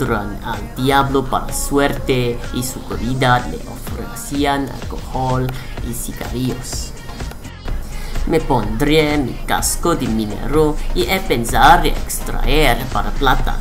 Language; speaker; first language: Spanish; non-native, learner; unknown